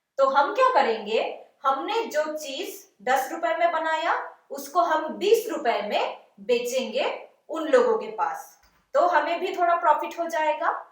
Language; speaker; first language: Hindi; non-native, local second language; Bangla